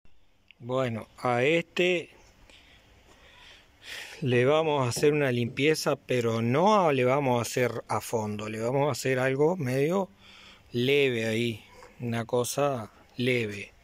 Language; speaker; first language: Spanish; native; Spanish